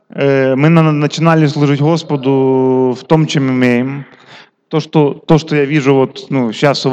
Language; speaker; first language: Russian; non-native, local second language; Ukrainian